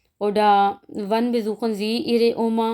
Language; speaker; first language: German; non-native, learner; Urdu